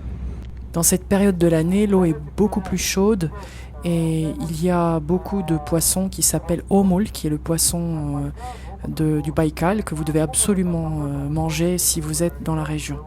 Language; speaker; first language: French; native; French